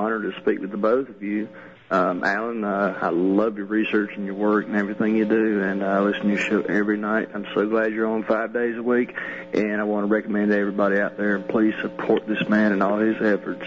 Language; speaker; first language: English; native; English